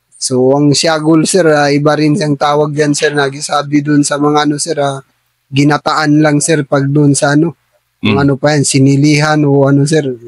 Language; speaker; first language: Filipino; non-native, local second language; Tausug